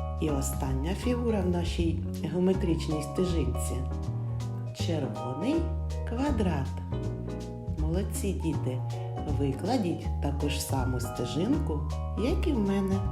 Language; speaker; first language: Ukrainian; native; Ukrainian